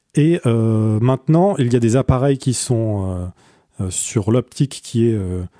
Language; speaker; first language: French; native; French